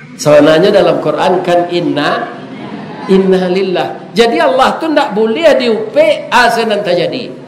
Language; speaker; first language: Malay; non-native, local second language; Minangkabau